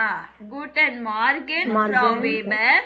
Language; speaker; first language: German; non-native, fluent; Tamil